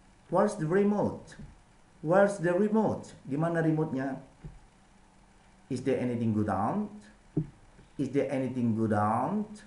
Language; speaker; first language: English; non-native, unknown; Indonesian